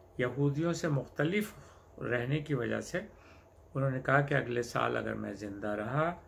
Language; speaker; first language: Hindi; native; Hindi